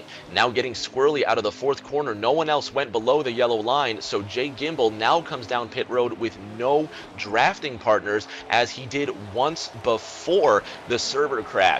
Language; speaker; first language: English; native; English